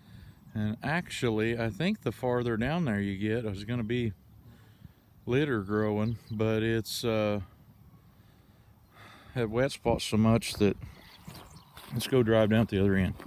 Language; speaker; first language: English; native; English